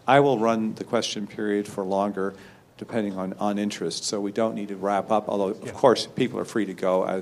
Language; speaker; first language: English; native; English